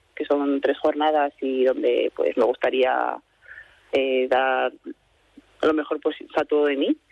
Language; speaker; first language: Spanish; native; Spanish